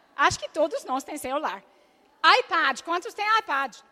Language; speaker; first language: Portuguese; non-native, learner; English